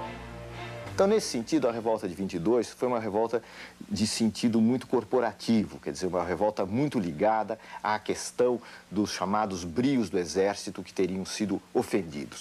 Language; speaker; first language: Portuguese; native; Portuguese